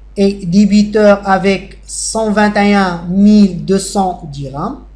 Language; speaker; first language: French; non-native, local second language; Arabic